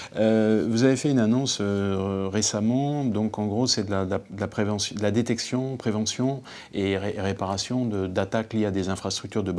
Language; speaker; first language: French; native; French